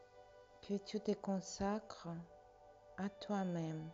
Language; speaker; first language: French; non-native, fluent; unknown